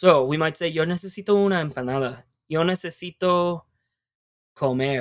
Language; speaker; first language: Spanish; non-native, fluent; English